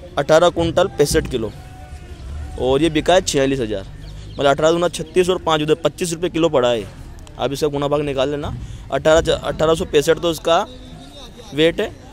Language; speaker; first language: Hindi; native; Hindi